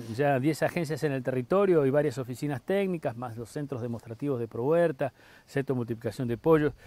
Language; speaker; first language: Spanish; native; Spanish